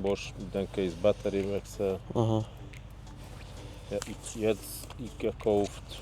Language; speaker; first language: German; non-native, learner; Hungarian